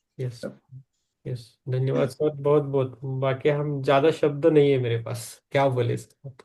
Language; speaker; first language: Hindi; native; Hindi